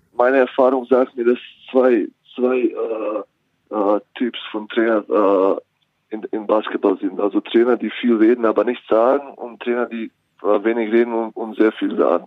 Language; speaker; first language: German; non-native, fluent; Bosnian